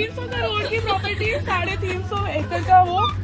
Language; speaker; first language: Hindi; native; Hindi